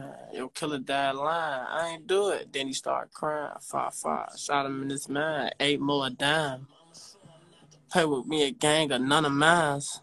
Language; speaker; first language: English; native; English